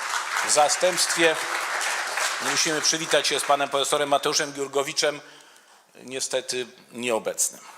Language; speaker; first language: Polish; native; Polish